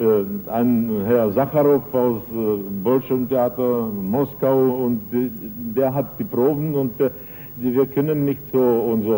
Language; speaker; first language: German; non-native, fluent; Czech